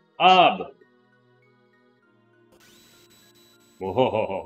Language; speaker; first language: Arabic; non-native, learner; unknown